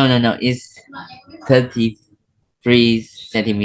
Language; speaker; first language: English; non-native, learner; Vietnamese